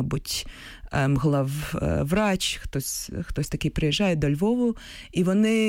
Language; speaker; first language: Ukrainian; non-native, local second language; Russian